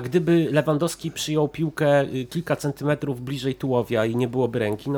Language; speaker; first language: Polish; native; Polish